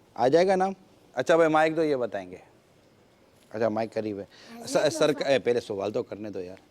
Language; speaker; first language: Urdu; native; Urdu